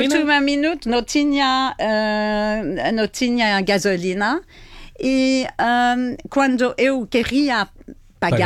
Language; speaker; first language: Portuguese; non-native, fluent; French